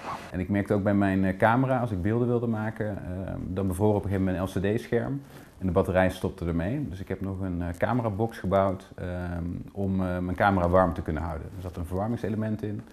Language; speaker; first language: Dutch; native; Dutch